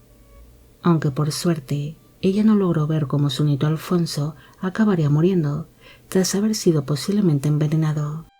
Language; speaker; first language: Spanish; native; Spanish